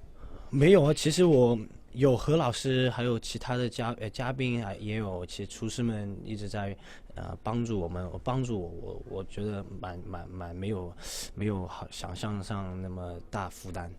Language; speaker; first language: Chinese; non-native, local second language; Cantonese